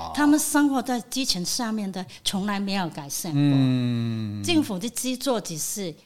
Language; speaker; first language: Chinese; non-native, fluent; Cantonese